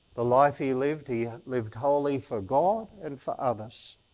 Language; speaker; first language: English; native; English